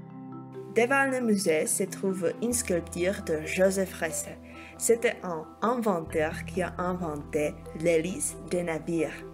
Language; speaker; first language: French; non-native, learner; Czech